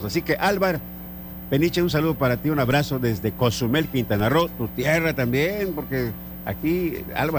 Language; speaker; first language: Spanish; native; Spanish